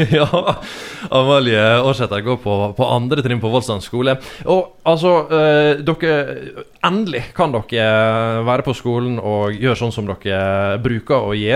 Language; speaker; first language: Norwegian; native; Norwegian